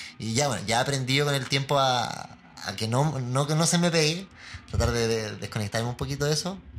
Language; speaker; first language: Spanish; native; Spanish